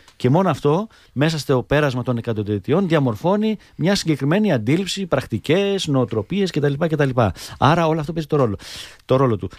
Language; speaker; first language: Greek; native; Greek